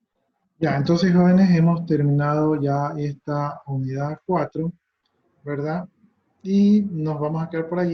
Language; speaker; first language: Spanish; native; Spanish